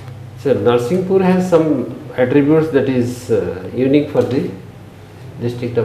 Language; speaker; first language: English; non-native, local second language; Odia